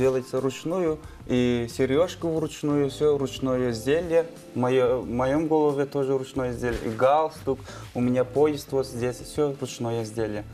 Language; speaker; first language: Russian; non-native, fluent; Turkmen